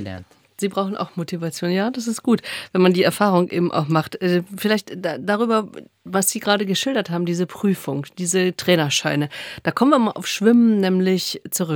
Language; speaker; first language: German; native; German